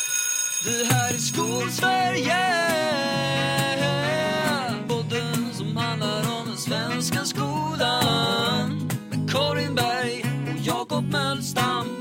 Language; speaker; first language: Swedish; native; Swedish